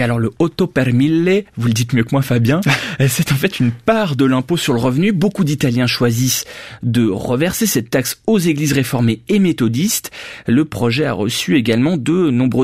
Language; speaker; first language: French; native; French